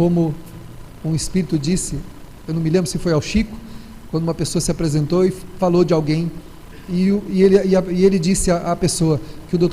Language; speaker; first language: Portuguese; native; Portuguese